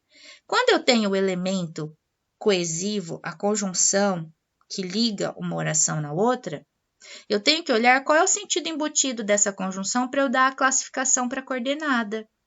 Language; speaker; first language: Portuguese; native; Portuguese